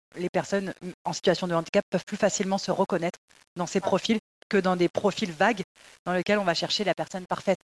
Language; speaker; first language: French; native; French